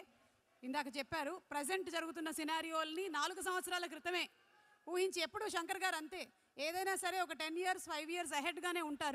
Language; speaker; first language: Telugu; native; Telugu